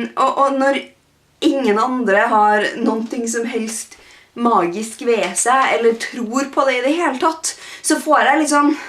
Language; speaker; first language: Norwegian; native; Norwegian